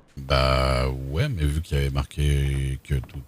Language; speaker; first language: French; native; French